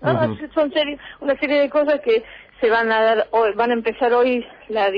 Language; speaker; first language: Spanish; native; Spanish